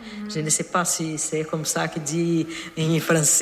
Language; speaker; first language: French; non-native, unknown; Portuguese